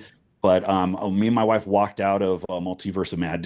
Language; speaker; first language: English; native; English